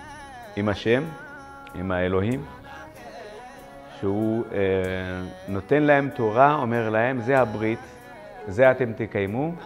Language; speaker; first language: Hebrew; non-native, fluent; Amharic